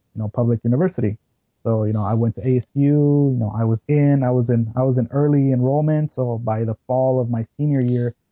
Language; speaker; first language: English; early bilingual, other home language; Spanish